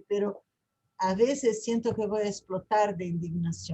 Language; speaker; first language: Spanish; non-native, fluent; Portuguese